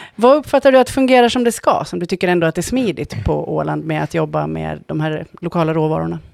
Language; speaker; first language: Swedish; native; Swedish